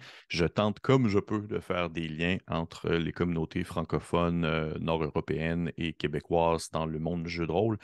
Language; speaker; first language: French; native; French